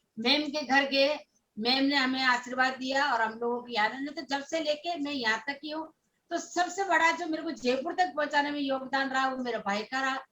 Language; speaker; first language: Hindi; non-native, local second language; Rajasthani